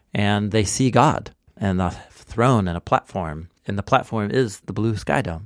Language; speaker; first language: English; native; English